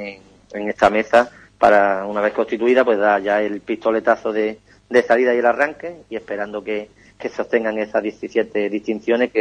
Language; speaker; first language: Spanish; native; Spanish